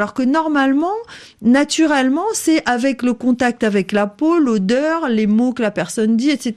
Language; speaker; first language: French; native; French